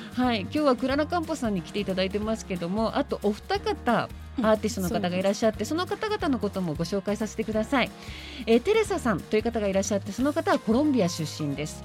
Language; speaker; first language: Japanese; native; Japanese